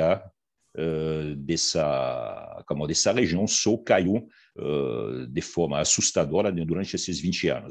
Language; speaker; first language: Portuguese; non-native, fluent; French